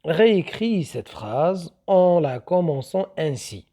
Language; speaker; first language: French; non-native, local second language; Arabic